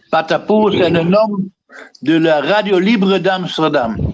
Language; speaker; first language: French; non-native, fluent; Dutch